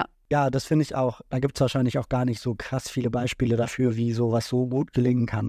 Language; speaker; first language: German; native; German